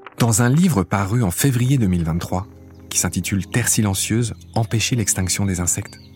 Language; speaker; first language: French; native; French